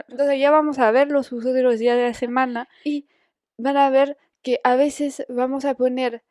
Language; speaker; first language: Spanish; non-native, fluent; French